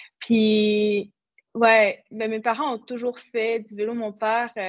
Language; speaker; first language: French; native; French